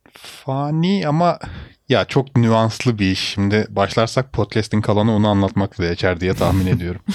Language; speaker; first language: Turkish; native; Turkish